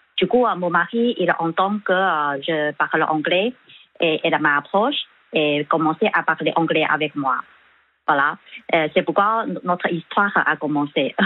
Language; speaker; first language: French; non-native, fluent; Chinese